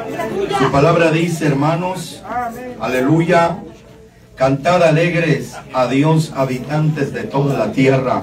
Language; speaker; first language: Spanish; native; Spanish